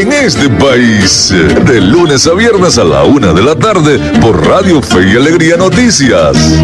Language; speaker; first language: Spanish; native; Spanish